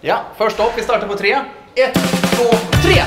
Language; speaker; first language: Swedish; native; Swedish